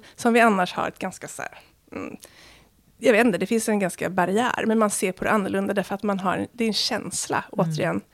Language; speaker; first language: Swedish; early bilingual, other home language; Arabic